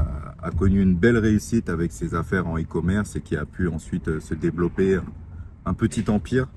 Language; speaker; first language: French; native; French